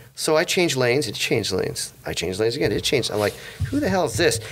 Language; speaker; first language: English; native; English